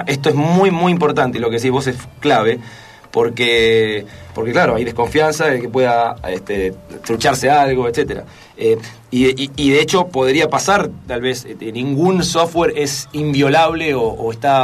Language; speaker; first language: Spanish; native; Spanish